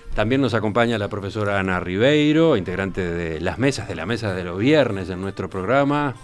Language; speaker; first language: Spanish; native; Spanish